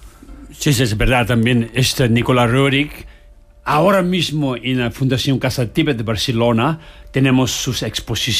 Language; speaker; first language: Spanish; non-native, learner; Tibetan